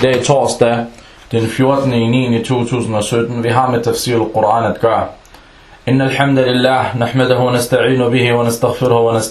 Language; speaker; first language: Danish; early bilingual, other home language; Arabic